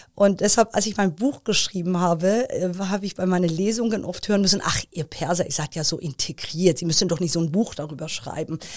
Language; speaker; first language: German; early bilingual, other home language; Persian